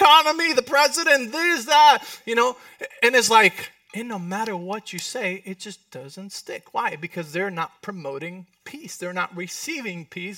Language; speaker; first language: English; non-native, fluent; Spanish